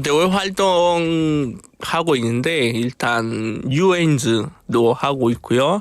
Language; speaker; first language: Korean; non-native, fluent; Spanish